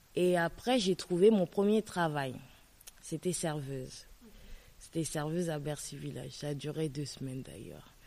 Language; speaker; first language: French; native; French